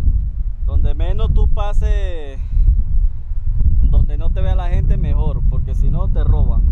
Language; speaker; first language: Spanish; native; Spanish